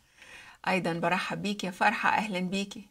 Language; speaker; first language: Arabic; native; Arabic